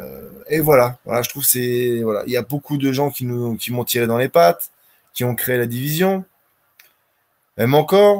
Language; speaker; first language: French; native; French